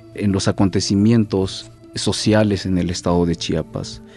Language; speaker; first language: Spanish; native; Spanish